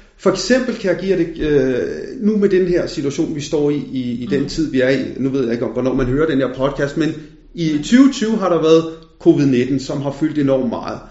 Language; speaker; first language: Danish; early bilingual, other home language; Punjabi